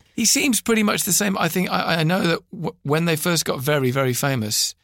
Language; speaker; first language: English; native; English